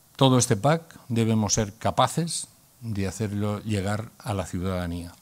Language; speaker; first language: Spanish; non-native, local second language; Catalan